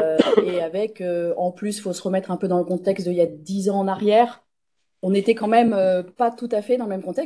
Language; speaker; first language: French; native; French